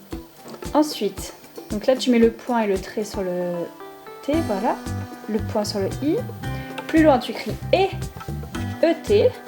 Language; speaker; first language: French; native; French